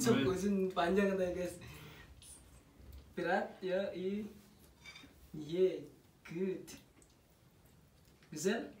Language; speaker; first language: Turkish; non-native, learner; Indonesian